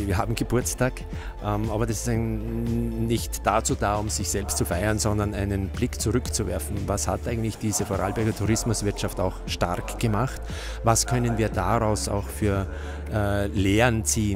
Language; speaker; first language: German; native; German